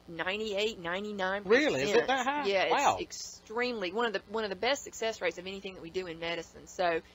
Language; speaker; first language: English; native; English